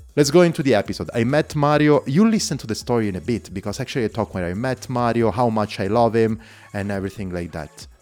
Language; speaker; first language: English; non-native, fluent; Italian